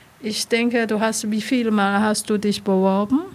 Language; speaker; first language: German; non-native, learner; Chinese